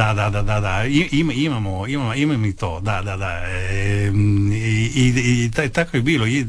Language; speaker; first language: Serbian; early bilingual, heritage; Italian